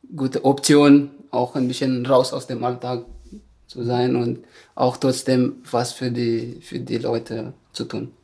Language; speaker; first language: German; non-native, fluent; Malagasy